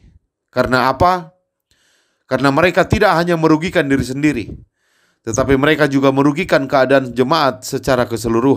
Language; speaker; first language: Indonesian; native; Indonesian